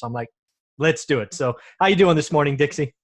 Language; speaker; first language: English; native; English